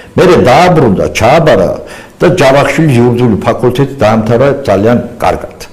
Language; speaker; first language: Georgian; non-native, local second language; Azerbaijani